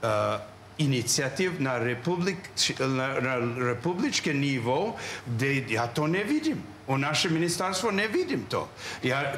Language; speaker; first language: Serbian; non-native, learner; English